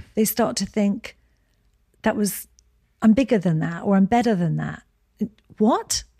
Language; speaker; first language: English; native; English